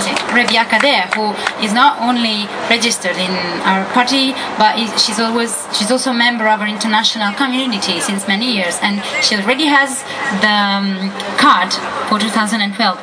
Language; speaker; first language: English; non-native, fluent; Italian